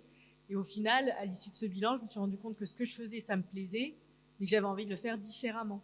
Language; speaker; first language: French; native; French